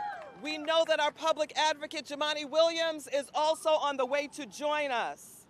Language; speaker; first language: English; native; English